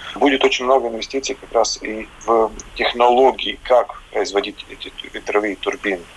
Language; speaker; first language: Russian; non-native, local second language; Latvian